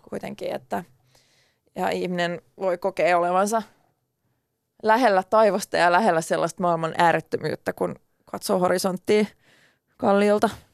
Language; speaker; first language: Finnish; non-native, local second language; Swedish